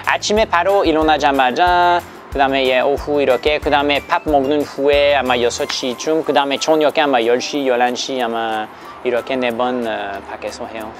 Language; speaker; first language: Korean; non-native, learner; English